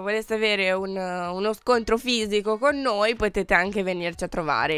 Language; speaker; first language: Italian; native; Italian